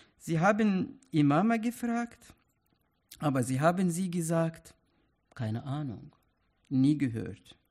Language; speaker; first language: German; non-native, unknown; Arabic